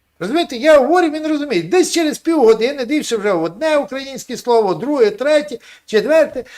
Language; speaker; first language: Ukrainian; native; Ukrainian